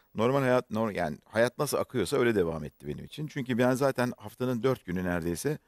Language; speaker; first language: Turkish; native; Turkish